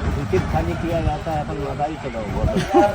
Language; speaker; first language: Hindi; native; Hindi